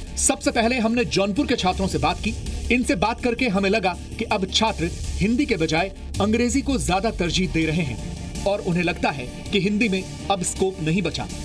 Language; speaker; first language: Hindi; native; Hindi